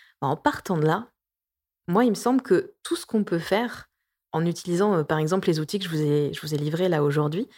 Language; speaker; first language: French; native; French